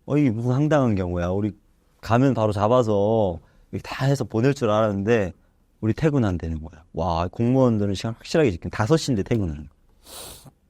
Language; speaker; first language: Korean; native; Korean